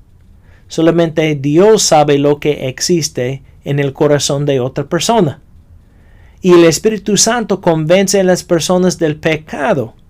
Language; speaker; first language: Spanish; non-native, fluent; English